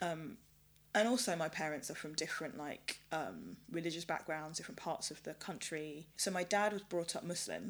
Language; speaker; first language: English; early bilingual, other home language; Yoruba